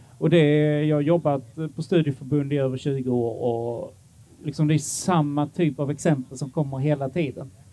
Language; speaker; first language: Swedish; native; Swedish